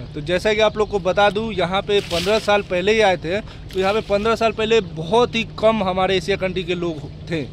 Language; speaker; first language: Hindi; native; Hindi